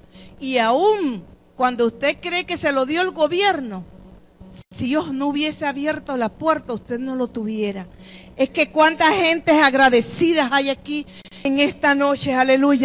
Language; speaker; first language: Spanish; native; Spanish